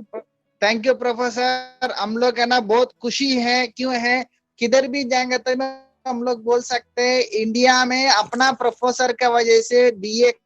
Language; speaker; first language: Hindi; non-native, local second language; Tamil